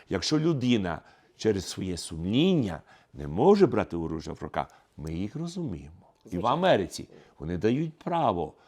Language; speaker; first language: Ukrainian; early bilingual, heritage; Ukrainian